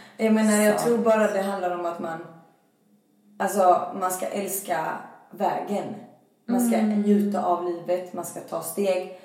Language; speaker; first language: Swedish; early bilingual, other home language; Albanian